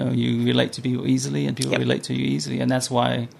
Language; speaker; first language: English; non-native, fluent; Samoan